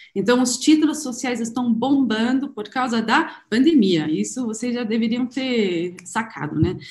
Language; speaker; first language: Portuguese; non-native, fluent; German